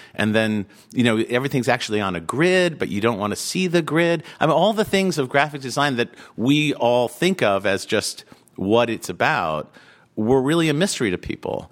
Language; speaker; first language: English; native; English